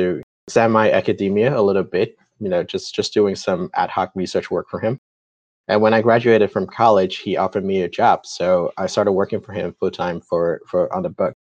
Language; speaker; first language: English; non-native, local second language; Cantonese